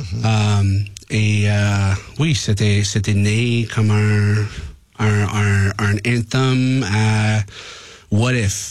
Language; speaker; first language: French; non-native, learner; English